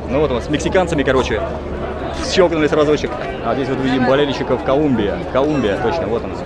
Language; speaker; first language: Russian; native; Russian